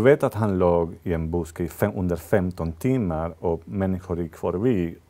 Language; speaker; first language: Swedish; non-native, fluent; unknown